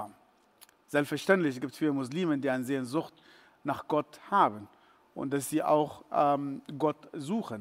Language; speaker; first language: German; non-native, fluent; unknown